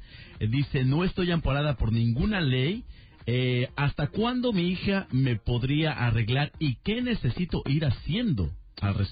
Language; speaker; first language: Spanish; native; Spanish